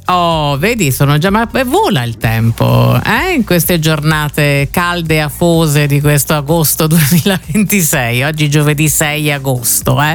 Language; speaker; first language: Italian; native; Italian